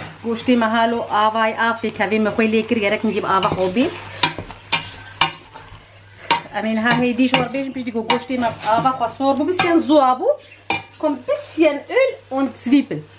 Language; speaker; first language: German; non-native, learner; Central Kurdish